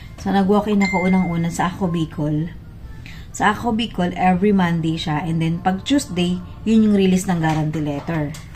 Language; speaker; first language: Filipino; native; Filipino